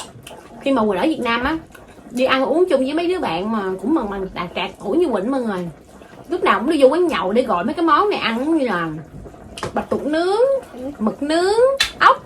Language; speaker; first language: Vietnamese; native; Vietnamese